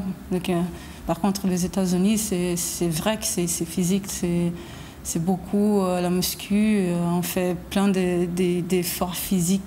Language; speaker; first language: French; non-native, fluent; Portuguese